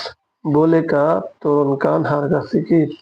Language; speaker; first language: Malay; non-native, fluent; Bangla